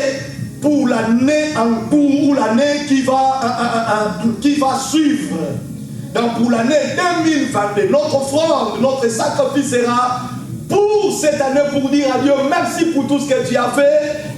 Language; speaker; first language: French; non-native, local second language; Lingala